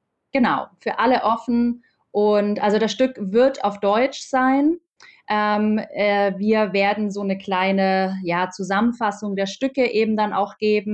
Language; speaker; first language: German; native; German